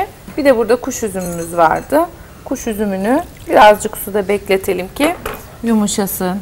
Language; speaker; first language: Turkish; native; Turkish